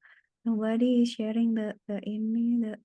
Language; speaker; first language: English; non-native, fluent; Indonesian